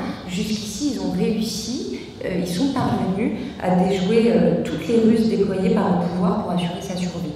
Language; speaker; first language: French; native; French